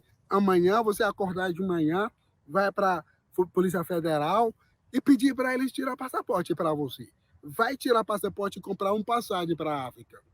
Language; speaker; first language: Portuguese; non-native, learner; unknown